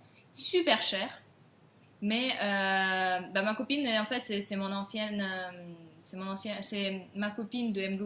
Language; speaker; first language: French; non-native, fluent; Russian